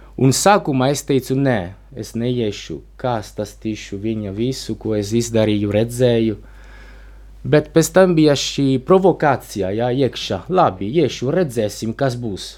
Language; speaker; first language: Latvian; non-native, learner; Italian